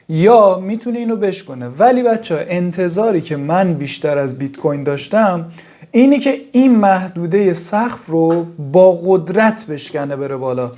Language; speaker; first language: Persian; native; Persian